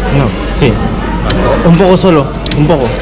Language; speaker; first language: Spanish; non-native, learner; Filipino